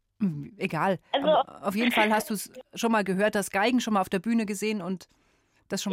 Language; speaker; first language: German; native; German